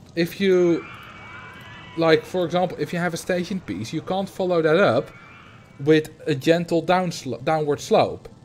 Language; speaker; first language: English; non-native, fluent; Dutch